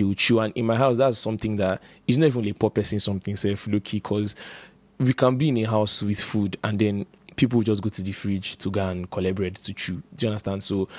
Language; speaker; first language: English; non-native, local second language; Igbo